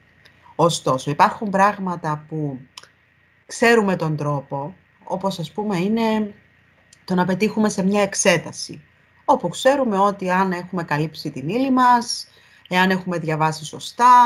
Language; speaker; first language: Greek; native; Greek